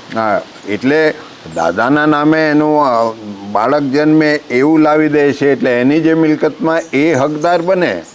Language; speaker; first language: Gujarati; non-native, local second language; Vasavi